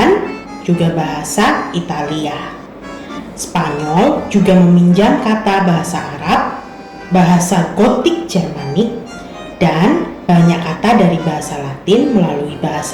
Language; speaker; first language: Indonesian; native; Indonesian